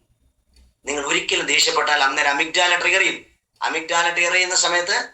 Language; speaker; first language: Malayalam; native; Malayalam